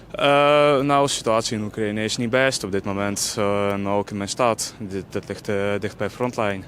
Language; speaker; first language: Dutch; non-native, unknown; Ukrainian